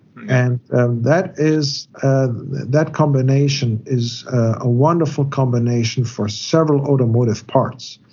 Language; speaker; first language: English; non-native, fluent; German